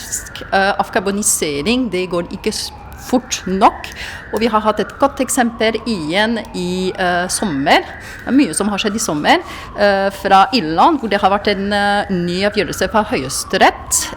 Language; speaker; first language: Norwegian; non-native, fluent; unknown